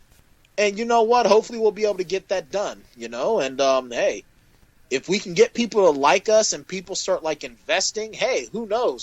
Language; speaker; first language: English; native; English